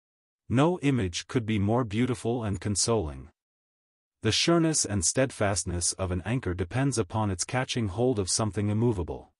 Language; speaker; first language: English; native; English